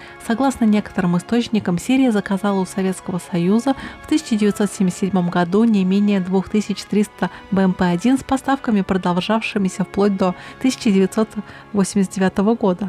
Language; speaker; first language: Russian; native; Russian